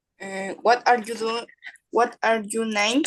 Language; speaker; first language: English; non-native, learner; Spanish